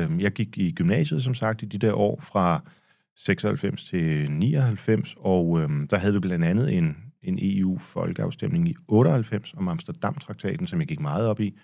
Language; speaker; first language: Danish; native; Danish